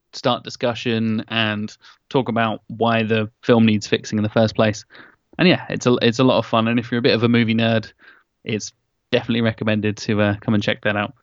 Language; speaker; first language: English; native; English